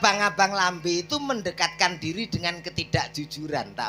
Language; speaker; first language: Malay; non-native, local second language; Javanese